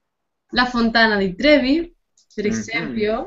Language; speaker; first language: Italian; non-native, learner; Spanish